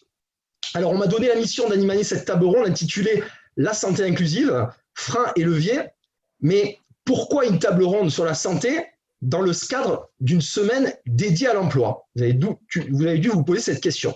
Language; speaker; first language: French; native; French